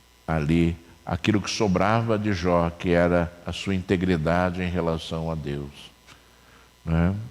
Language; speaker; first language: Portuguese; native; Portuguese